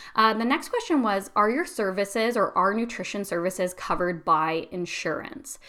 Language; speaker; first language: English; native; English